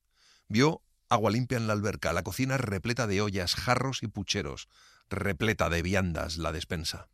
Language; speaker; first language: Spanish; native; Spanish